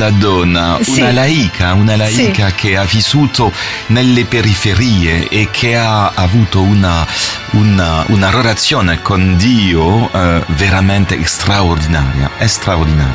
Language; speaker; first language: Italian; non-native, fluent; French